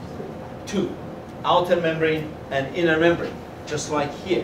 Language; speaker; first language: English; non-native, fluent; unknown